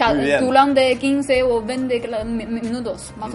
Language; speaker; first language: Spanish; non-native, fluent; Chinese